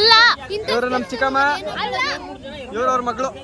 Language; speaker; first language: Kannada; native; Kannada